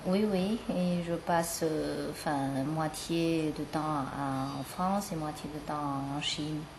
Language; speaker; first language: French; non-native, fluent; Chinese